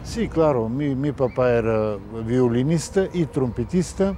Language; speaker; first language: Spanish; non-native, fluent; Bulgarian